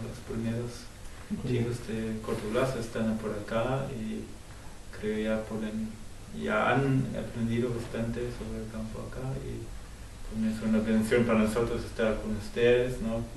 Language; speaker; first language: Spanish; non-native, fluent; German